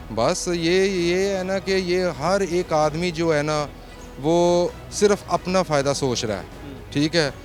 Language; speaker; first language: Urdu; non-native, local second language; Punjabi